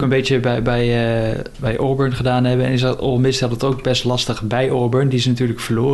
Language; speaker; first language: Dutch; native; Dutch